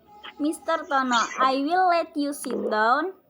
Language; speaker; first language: English; non-native, learner; Indonesian